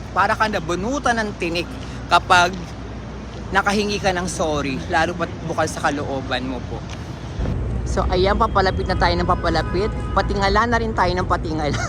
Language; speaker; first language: Filipino; native; Filipino